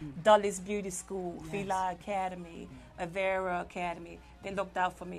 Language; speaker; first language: English; native; English